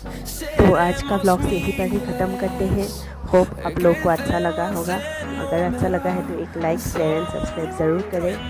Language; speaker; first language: Hindi; native; Hindi